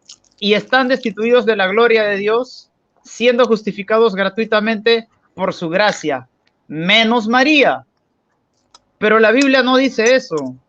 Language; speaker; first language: Spanish; native; Spanish